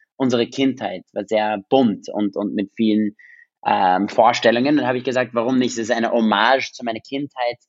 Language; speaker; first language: German; non-native, local second language; English